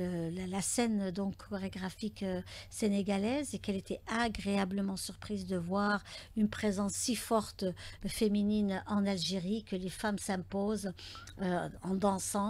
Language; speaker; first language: French; native; French